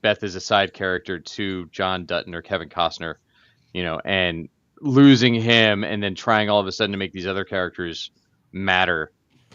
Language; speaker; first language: English; native; English